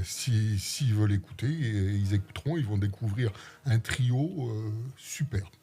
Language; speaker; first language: French; native; French